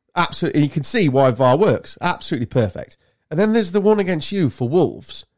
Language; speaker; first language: English; native; English